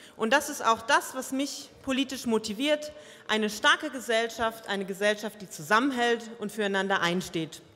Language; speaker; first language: German; early bilingual, other home language; Croatian